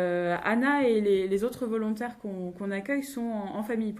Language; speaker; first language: French; native; French